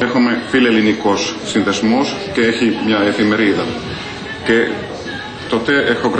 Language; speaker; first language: Greek; non-native, fluent; Finnish